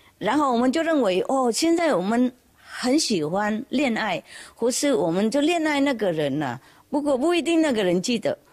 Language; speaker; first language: Chinese; non-native, fluent; Vietnamese